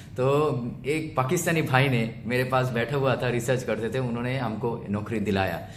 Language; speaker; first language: Hindi; non-native, local second language; Bangla